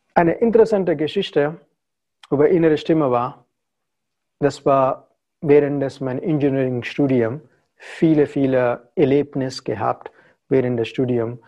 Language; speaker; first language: German; non-native, fluent; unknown